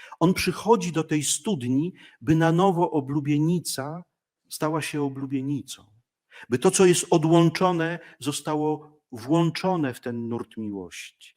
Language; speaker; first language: Polish; native; Polish